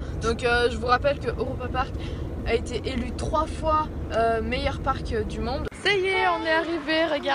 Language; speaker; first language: French; native; French